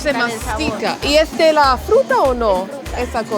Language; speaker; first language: Spanish; non-native, fluent; English